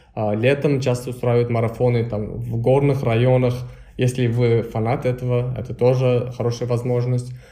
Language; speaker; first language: Russian; non-native, local second language; Uzbek